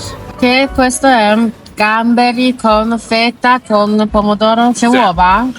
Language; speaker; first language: Italian; non-native, fluent; Chinese